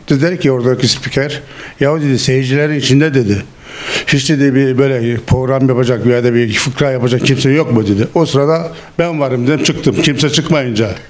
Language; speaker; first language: Turkish; native; Turkish